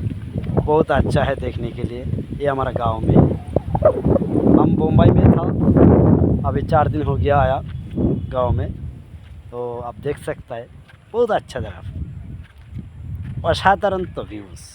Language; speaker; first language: Hindi; non-native, local second language; Bangla